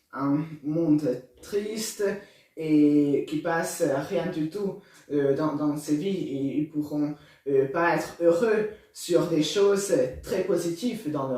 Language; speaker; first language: French; non-native, learner; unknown